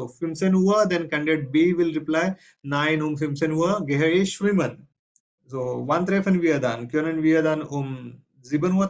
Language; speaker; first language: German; non-native, fluent; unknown